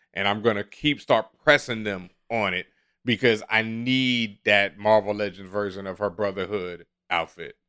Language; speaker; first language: English; native; English